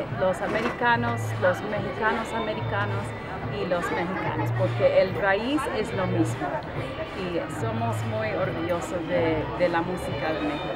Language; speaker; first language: Spanish; early bilingual, heritage; Spanish